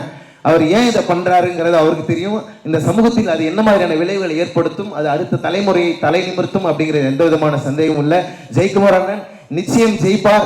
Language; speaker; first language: Tamil; native; Tamil